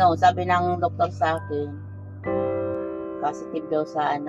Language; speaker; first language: Filipino; non-native, local second language; Bikol